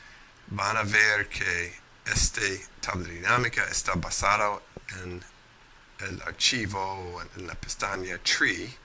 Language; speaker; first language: Spanish; non-native, fluent; English